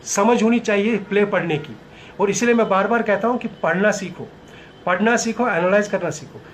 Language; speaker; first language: Hindi; native; Hindi